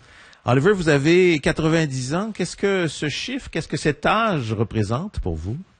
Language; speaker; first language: French; native; French